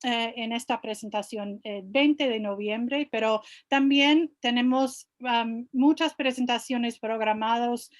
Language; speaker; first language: Spanish; non-native, fluent; English